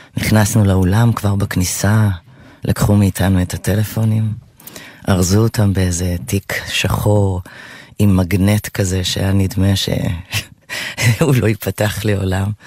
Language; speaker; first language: Hebrew; native; Hebrew